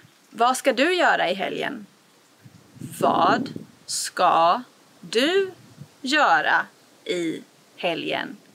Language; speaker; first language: Swedish; native; Swedish